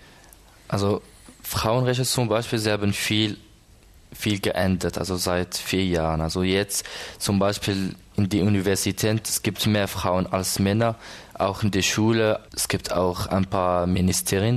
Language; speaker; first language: German; non-native, learner; Arabic